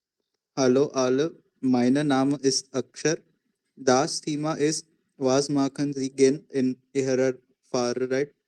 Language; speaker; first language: German; non-native, learner; Hindi